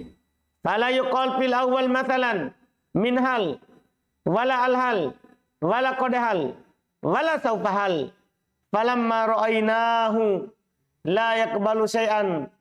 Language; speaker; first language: Arabic; non-native, fluent; Indonesian